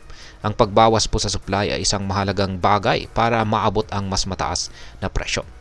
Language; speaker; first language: Filipino; native; Filipino